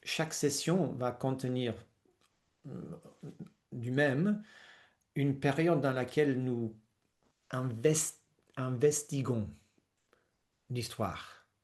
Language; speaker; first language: French; non-native, fluent; English